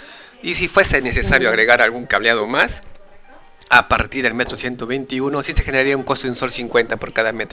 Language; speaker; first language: Spanish; native; Spanish